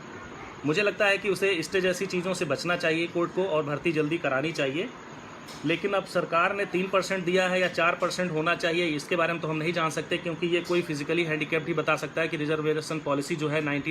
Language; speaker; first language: Hindi; native; Hindi